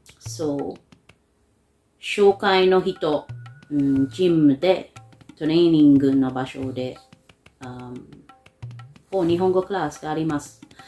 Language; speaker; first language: Japanese; non-native, learner; English